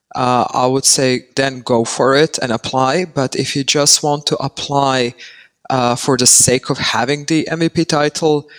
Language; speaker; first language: English; non-native, fluent; Serbian